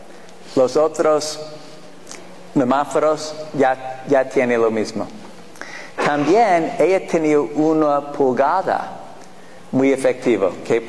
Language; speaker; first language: Spanish; non-native, fluent; English